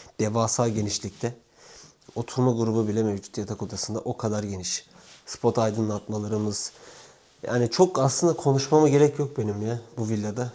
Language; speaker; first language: Turkish; native; Turkish